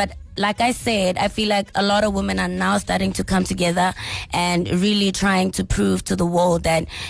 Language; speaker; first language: English; non-native, local second language; Tswana